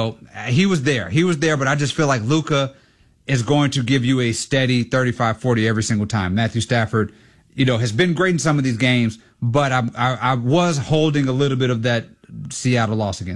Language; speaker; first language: English; native; English